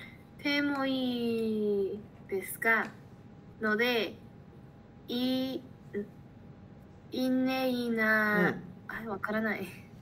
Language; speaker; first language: Japanese; non-native, learner; Spanish